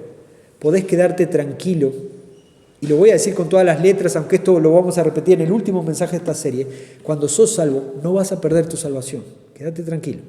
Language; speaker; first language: Spanish; native; Spanish